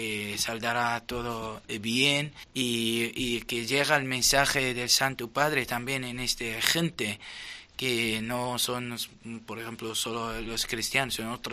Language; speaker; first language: Spanish; non-native, fluent; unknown